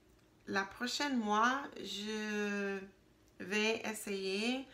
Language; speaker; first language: French; non-native, learner; English